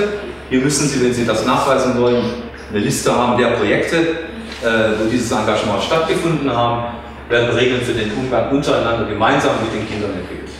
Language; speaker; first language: German; native; German